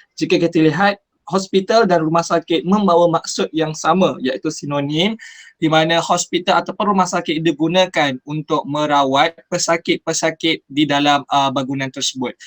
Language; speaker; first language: Malay; native; Malay